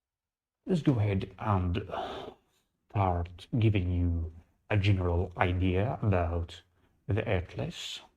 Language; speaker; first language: English; non-native, fluent; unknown